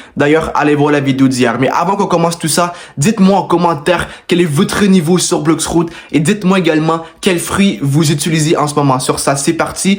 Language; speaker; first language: French; native; French